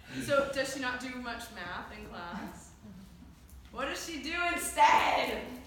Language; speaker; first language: English; native; English